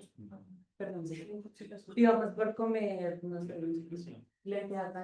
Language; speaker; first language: Spanish; native; Spanish